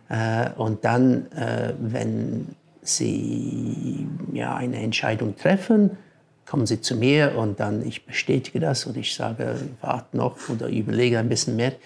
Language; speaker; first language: German; non-native, fluent; English